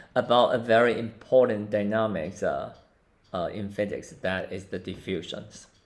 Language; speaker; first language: English; non-native, fluent; Chinese